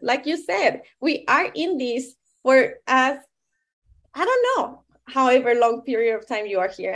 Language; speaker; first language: English; non-native, fluent; Spanish